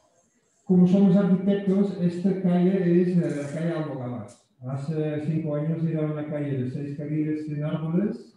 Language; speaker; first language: Spanish; non-native, fluent; Dutch